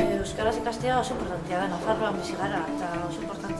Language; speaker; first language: Basque; non-native, local second language; Spanish